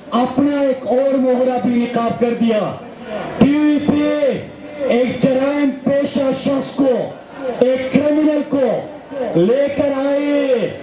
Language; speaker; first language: Urdu; non-native, local second language; Pashto